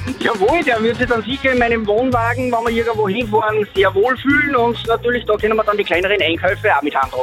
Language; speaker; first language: German; native; German